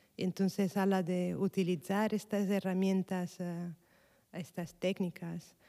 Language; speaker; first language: Spanish; non-native, fluent; Italian